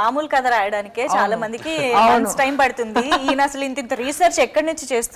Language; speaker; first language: Telugu; native; Telugu